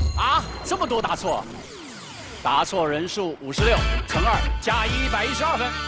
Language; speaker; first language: Chinese; native; Chinese